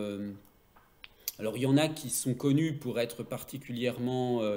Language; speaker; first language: French; native; French